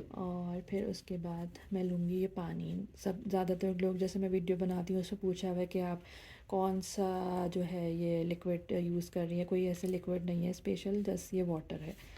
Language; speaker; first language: Urdu; native; Urdu